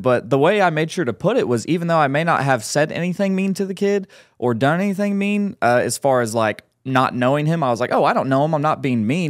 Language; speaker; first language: English; native; English